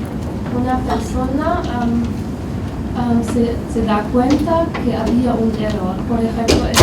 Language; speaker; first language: Spanish; non-native, fluent; German